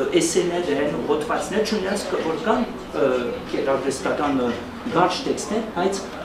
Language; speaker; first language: Armenian; early bilingual, heritage; Armenian